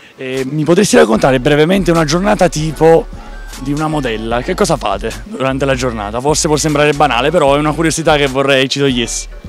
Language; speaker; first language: Italian; native; Italian